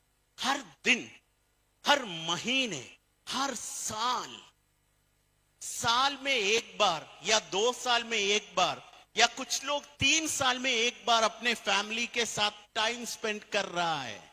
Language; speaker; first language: Hindi; non-native, fluent; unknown